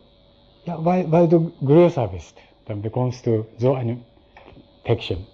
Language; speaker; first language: German; non-native, fluent; Japanese